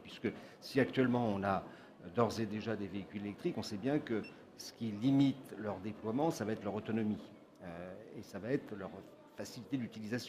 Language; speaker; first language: French; native; French